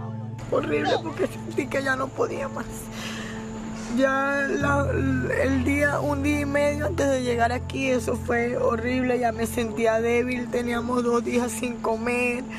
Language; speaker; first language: Spanish; native; Spanish